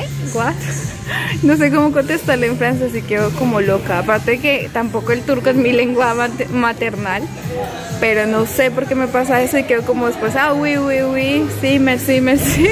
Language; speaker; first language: Spanish; native; Spanish